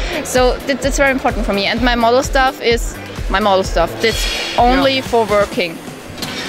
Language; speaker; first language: English; non-native, fluent; German